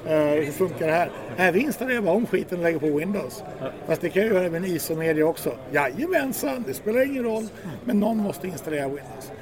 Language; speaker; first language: Swedish; native; Swedish